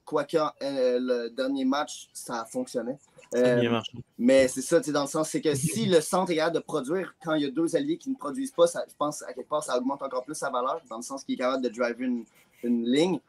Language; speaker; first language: French; native; French